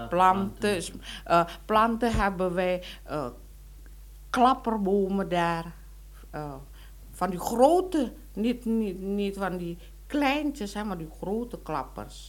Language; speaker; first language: Dutch; non-native, local second language; Indonesian